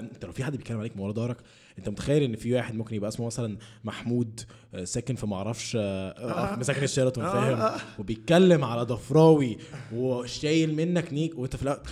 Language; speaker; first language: Arabic; early bilingual, heritage; Arabic